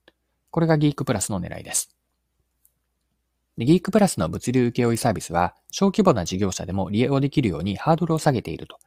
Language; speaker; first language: Japanese; native; Japanese